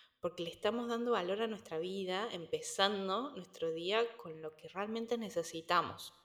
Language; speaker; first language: Spanish; native; Spanish